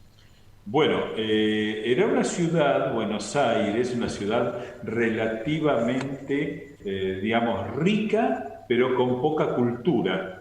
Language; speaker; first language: Spanish; native; Spanish